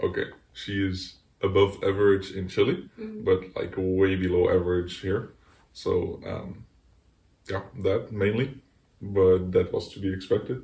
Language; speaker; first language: English; non-native, fluent; Dutch